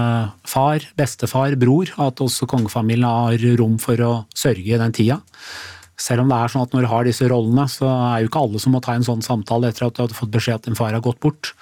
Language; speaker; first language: Norwegian; native; Norwegian